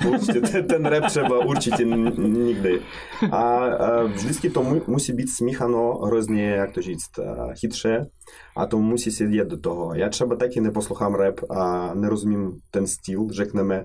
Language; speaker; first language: Czech; non-native, learner; Russian